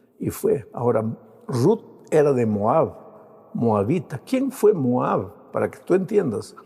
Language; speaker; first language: Spanish; native; Spanish